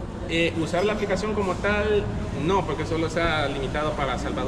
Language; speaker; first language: Spanish; native; Spanish